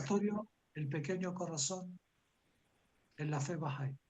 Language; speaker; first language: Spanish; native; Spanish